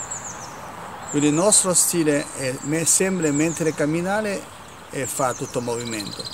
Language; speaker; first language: Italian; non-native, learner; Chinese